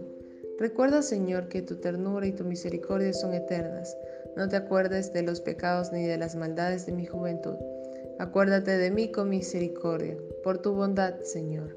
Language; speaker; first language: Spanish; native; Spanish